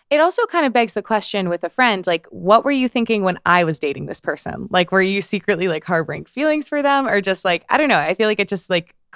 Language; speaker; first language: English; native; English